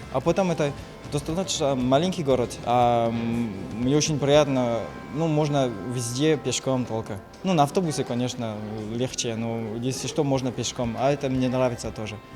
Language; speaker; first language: Russian; non-native, fluent; French